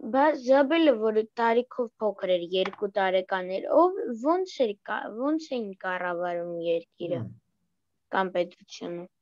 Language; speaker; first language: Armenian; early bilingual, heritage; Armenian